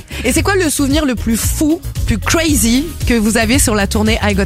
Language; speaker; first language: French; native; French